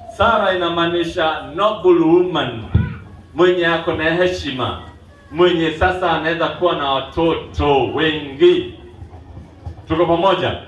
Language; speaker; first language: Swahili; non-native, local second language; Luo (Kenya and Tanzania)